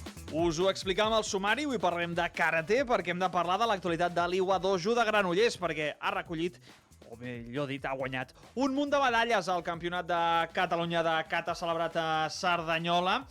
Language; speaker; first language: Catalan; native; Catalan